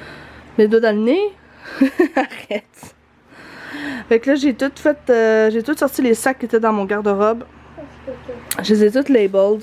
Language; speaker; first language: French; native; French